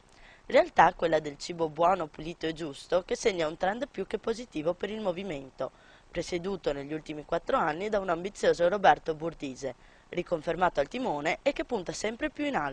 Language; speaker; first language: Italian; native; Italian